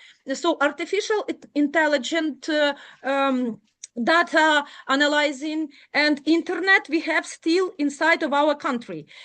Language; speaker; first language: English; non-native, learner; Ukrainian